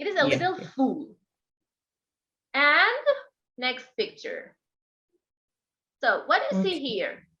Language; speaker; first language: English; non-native, fluent; Persian